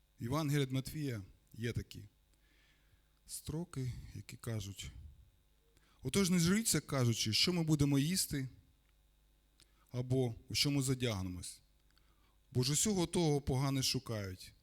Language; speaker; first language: Ukrainian; non-native, local second language; Russian